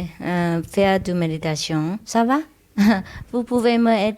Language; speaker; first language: French; non-native, learner; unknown